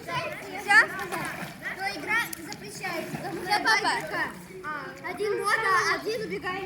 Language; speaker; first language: Russian; native; Russian